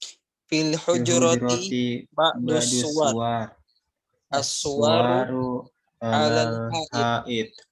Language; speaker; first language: Arabic; non-native, learner; Indonesian